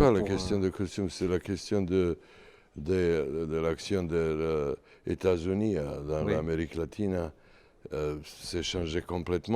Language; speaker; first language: French; non-native, learner; Serbian